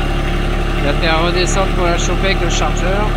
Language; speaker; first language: French; native; French